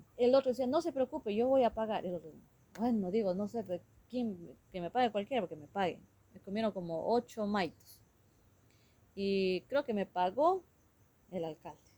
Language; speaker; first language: Spanish; non-native, local second language; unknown